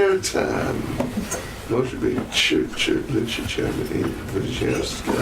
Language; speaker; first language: Russian; non-native, learner; English